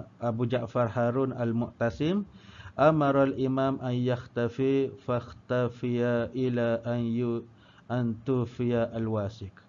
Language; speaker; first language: Arabic; non-native, learner; Malay